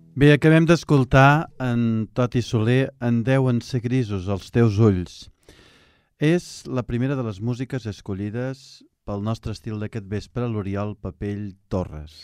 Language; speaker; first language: Catalan; native; Catalan